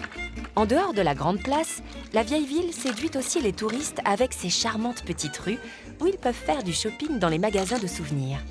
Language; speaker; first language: French; native; French